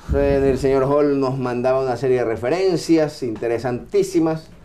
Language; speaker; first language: Spanish; native; Spanish